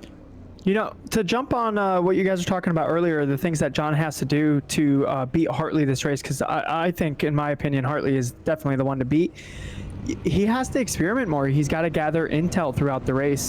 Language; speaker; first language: English; native; English